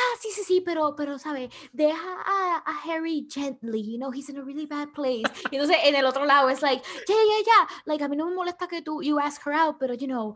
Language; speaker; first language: Spanish; early bilingual, heritage; Spanish